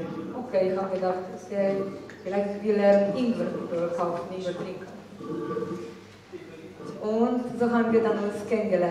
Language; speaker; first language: German; non-native, fluent; Slovenian